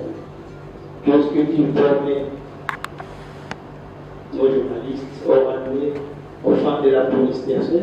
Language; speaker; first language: French; non-native, local second language; Kinyarwanda